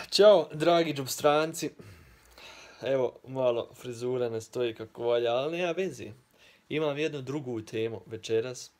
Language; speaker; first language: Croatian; early bilingual, heritage; Croatian